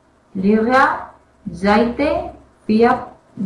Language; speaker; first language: German; non-native, learner; Spanish